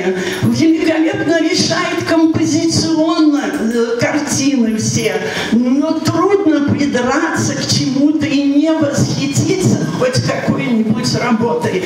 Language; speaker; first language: Russian; native; Russian